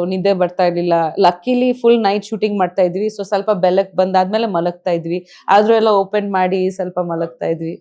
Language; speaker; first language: Kannada; non-native, fluent; Bangla